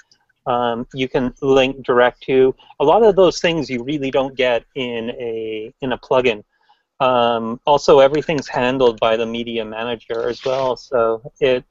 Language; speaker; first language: English; native; English